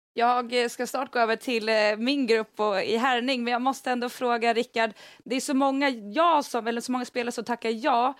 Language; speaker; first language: Swedish; native; Swedish